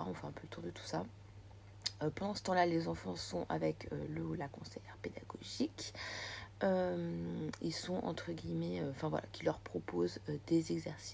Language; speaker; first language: French; native; French